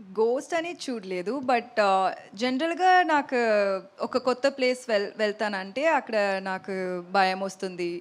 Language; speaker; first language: Telugu; non-native, learner; Tamil